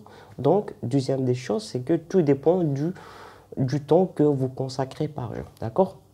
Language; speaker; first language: French; non-native, fluent; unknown